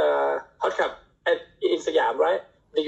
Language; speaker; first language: English; non-native, learner; Thai